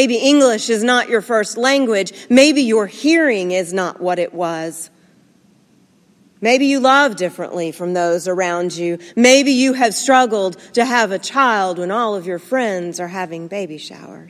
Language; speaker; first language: English; native; English